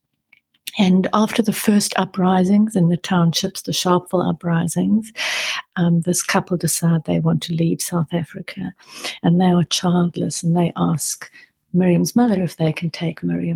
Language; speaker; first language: English; native; English